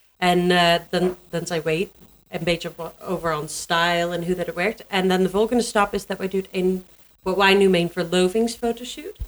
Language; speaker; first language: Dutch; non-native, learner; English